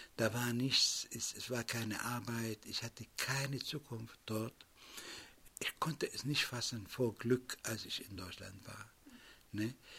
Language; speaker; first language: German; non-native, fluent; Arabic